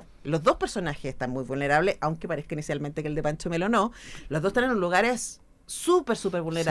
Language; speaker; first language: Spanish; native; Spanish